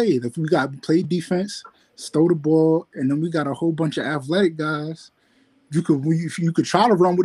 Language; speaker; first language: English; native; English